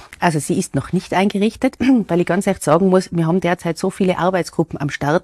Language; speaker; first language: German; native; German